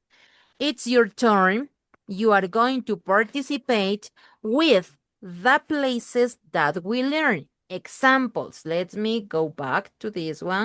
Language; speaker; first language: English; non-native, learner; Spanish